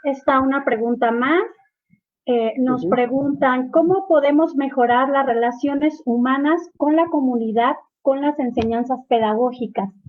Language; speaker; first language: Spanish; native; Spanish